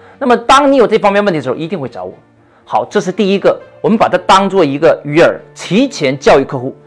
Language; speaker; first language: Chinese; native; Chinese